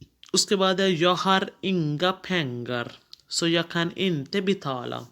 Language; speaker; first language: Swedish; non-native, fluent; Urdu